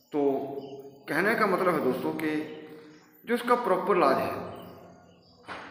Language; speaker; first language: Hindi; native; Hindi